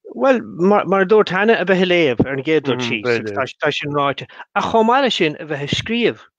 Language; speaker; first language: Irish; non-native, local second language; English